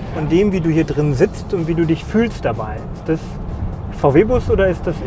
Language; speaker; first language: German; native; German